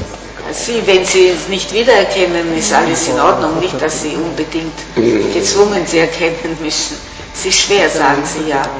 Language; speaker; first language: German; non-native, fluent; Italian